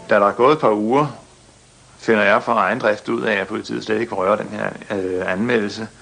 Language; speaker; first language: Danish; native; Danish